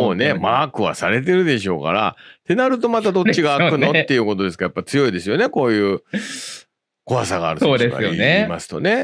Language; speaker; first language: Japanese; native; Japanese